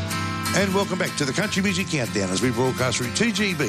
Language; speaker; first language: English; native; English